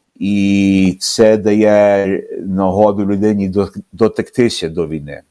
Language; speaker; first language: Ukrainian; early bilingual, heritage; Ukrainian